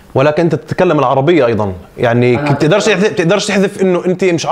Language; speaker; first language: Arabic; native; Arabic